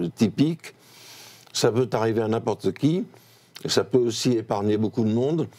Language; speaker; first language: French; native; French